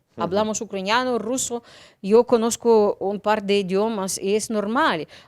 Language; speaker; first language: Spanish; non-native, learner; Ukrainian